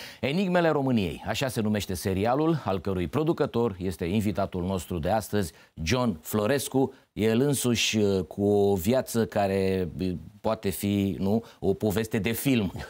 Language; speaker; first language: Romanian; native; Romanian